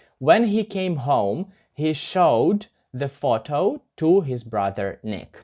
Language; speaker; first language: English; non-native, fluent; Ukrainian